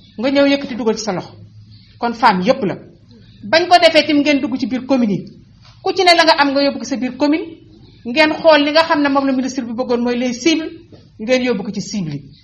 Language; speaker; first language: Wolof; native; Wolof